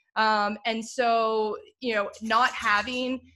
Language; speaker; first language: English; native; English